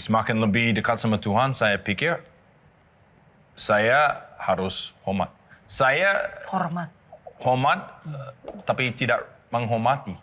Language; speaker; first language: Indonesian; non-native, learner; English